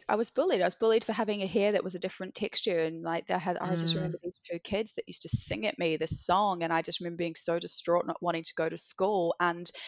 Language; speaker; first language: English; native; English